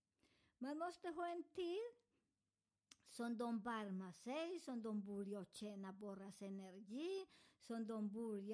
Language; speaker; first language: Swedish; non-native, learner; Spanish